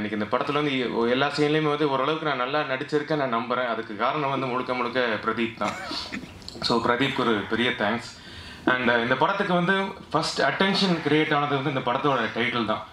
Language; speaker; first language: Tamil; native; Tamil